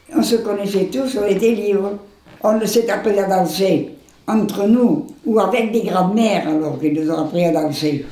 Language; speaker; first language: French; non-native, local second language; Occitan